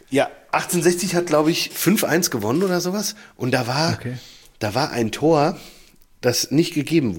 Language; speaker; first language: German; native; German